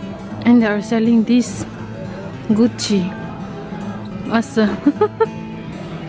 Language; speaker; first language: English; non-native, local second language; Filipino